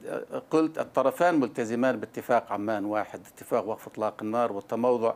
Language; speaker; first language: Arabic; native; Arabic